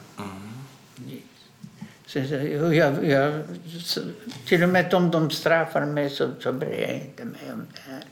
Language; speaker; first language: Swedish; non-native, fluent; Russian